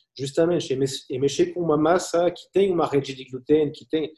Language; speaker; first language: Portuguese; non-native, learner; French